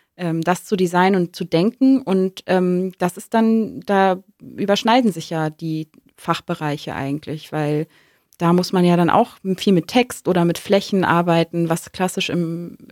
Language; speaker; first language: German; native; German